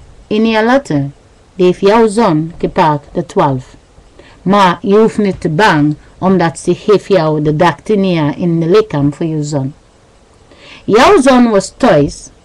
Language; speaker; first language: Dutch; non-native, learner; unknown